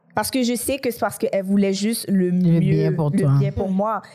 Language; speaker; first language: French; native; French